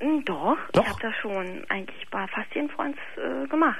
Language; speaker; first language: German; native; German